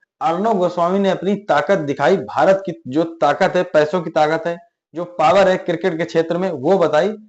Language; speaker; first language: Hindi; native; Hindi